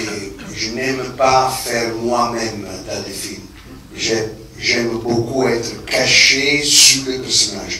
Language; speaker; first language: French; non-native, fluent; Italian